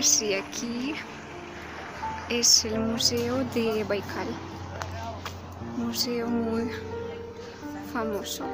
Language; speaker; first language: Spanish; non-native, learner; Russian